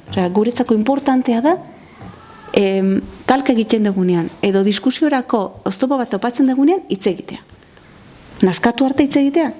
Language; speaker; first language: Basque; native; Basque